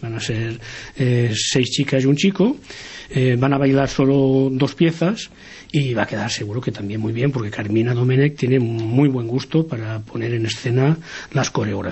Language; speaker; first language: Spanish; native; Spanish